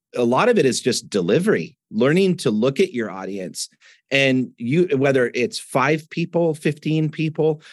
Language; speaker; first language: English; native; English